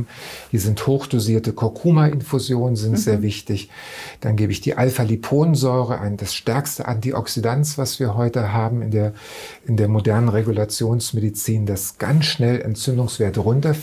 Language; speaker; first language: German; native; German